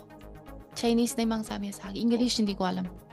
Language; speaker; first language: Filipino; non-native, learner; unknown